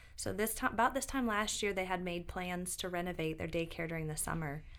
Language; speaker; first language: English; native; English